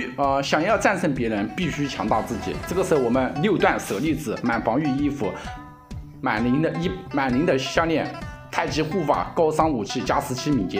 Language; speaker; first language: Chinese; native; Chinese